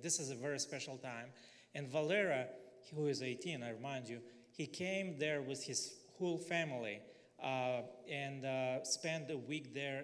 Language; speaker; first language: English; non-native, fluent; Russian